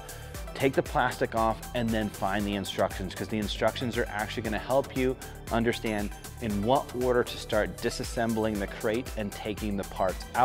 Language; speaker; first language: English; native; English